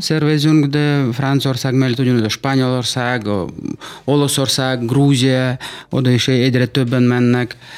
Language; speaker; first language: Hungarian; non-native, fluent; Russian